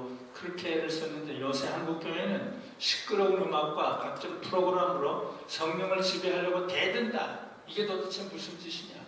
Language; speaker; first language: Korean; native; Korean